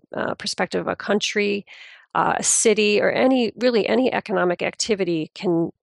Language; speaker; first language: English; native; English